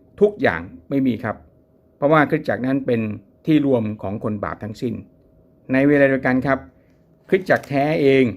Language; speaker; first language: Thai; native; Thai